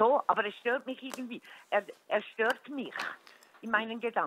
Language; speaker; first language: German; native; German